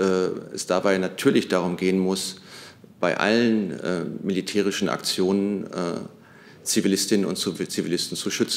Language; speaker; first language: German; native; German